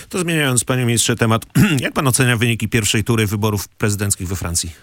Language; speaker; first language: Polish; native; Polish